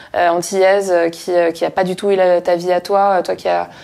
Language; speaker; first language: French; native; French